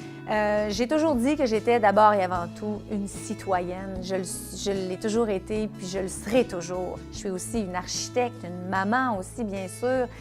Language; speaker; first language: French; native; French